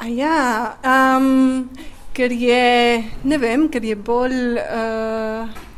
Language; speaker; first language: Slovenian; non-native, fluent; Spanish